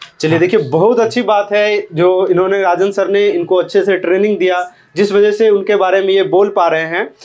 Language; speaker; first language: Hindi; native; Hindi